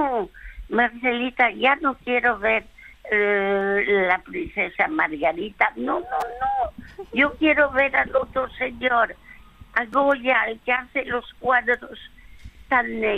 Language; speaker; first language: Spanish; early bilingual, other home language; French